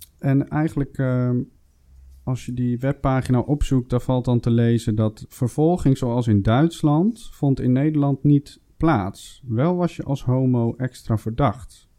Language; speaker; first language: Dutch; native; Dutch